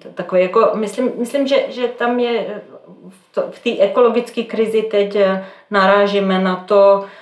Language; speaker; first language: Czech; non-native, fluent; Serbian